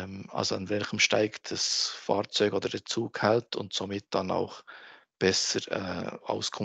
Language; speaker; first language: German; native; German